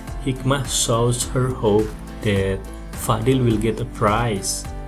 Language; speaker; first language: English; non-native, fluent; Indonesian